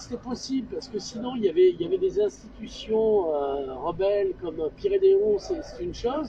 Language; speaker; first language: French; native; French